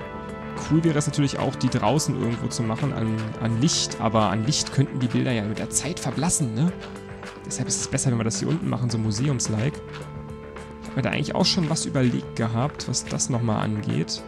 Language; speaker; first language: German; native; German